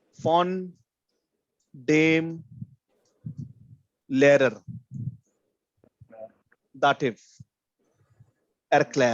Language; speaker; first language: German; non-native, fluent; Hindi